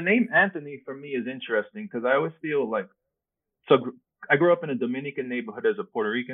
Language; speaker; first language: English; early bilingual, other home language; Spanish